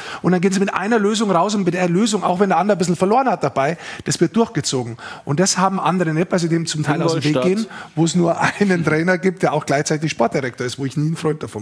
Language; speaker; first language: German; native; German